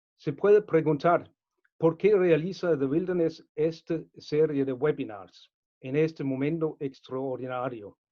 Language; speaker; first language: Spanish; non-native, fluent; Danish